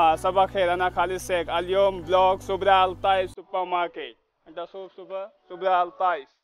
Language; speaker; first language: Hindi; native; Hindi